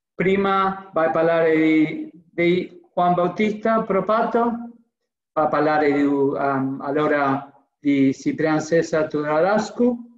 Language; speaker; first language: Italian; non-native, learner; Spanish